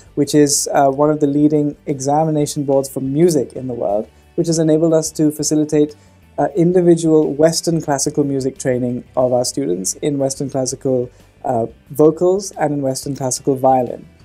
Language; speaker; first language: English; native; English